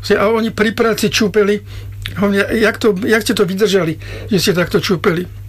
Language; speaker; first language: Slovak; native; Slovak